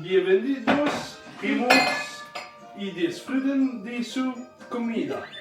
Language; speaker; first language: Spanish; non-native, learner; French